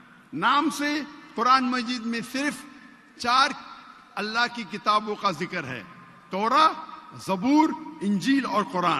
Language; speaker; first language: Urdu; non-native, local second language; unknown